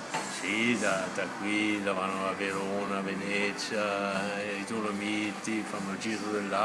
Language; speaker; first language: Italian; non-native, fluent; Danish